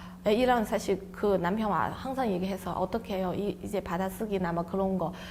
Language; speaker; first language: Korean; non-native, fluent; Chinese